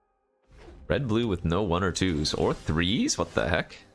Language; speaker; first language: English; native; English